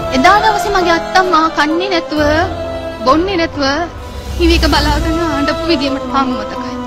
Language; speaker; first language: Sinhala; non-native, local second language; Tamil